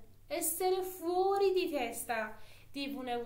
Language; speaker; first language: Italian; non-native, fluent; Persian